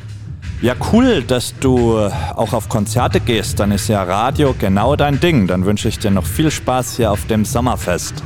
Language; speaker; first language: German; native; German